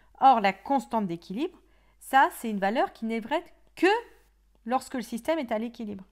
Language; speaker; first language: French; native; French